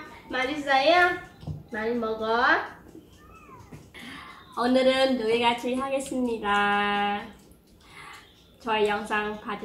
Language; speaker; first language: Korean; non-native, fluent; Khmer